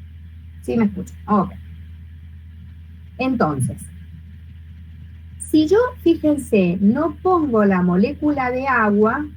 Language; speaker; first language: Spanish; native; Spanish